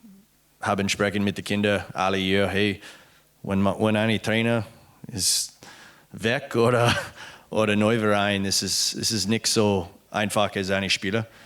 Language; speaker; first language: German; non-native, learner; English